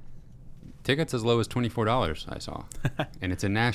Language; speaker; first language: English; native; English